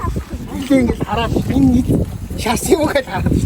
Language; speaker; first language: Korean; early bilingual, other home language; Mongolian